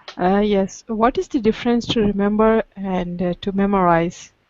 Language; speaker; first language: English; non-native, learner; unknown